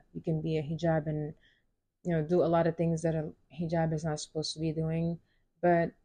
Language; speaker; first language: English; early bilingual, other home language; Wolof